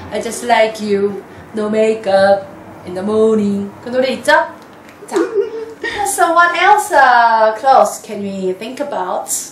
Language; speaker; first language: English; non-native, fluent; Korean